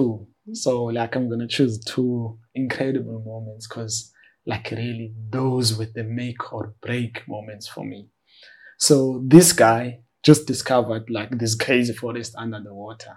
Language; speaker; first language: English; non-native, local second language; Xhosa